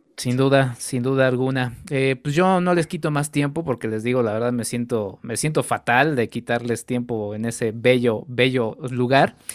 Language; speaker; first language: Spanish; native; Spanish